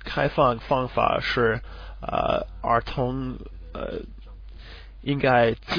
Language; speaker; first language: Chinese; non-native, learner; English